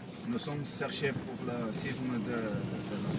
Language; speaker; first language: French; non-native, learner; Portuguese